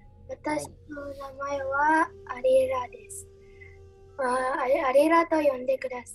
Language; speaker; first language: Japanese; non-native, learner; Indonesian